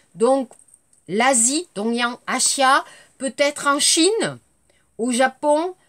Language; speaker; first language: French; native; French